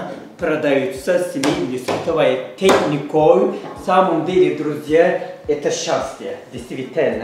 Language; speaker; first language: Russian; non-native, learner; Turkish